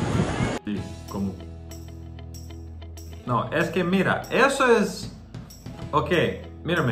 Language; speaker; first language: Spanish; non-native, learner; Croatian